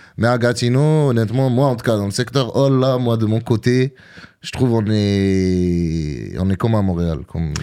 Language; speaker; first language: French; early bilingual, other home language; Arabic